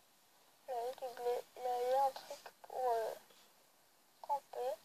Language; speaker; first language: French; early bilingual, other home language; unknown